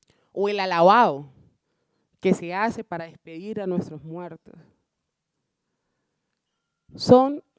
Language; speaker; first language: Spanish; native; Spanish